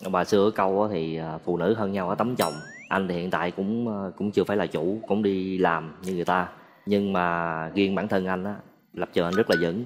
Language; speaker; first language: Vietnamese; native; Vietnamese